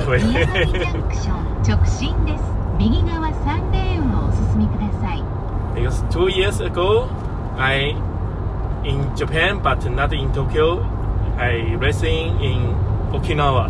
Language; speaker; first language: English; non-native, learner; Chinese